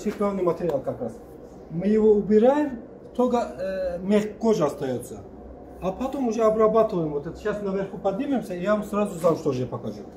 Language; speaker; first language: Russian; non-native, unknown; Turkish